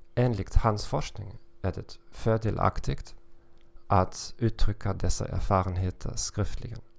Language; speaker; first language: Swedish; non-native, learner; German